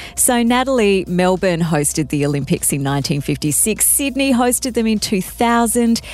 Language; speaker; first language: English; native; English